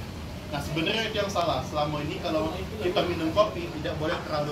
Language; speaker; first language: Indonesian; native; Indonesian